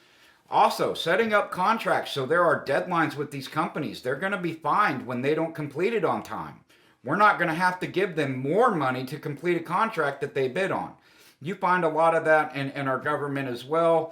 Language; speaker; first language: English; native; English